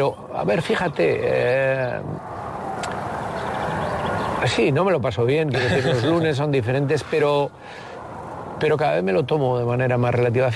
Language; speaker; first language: Spanish; native; Spanish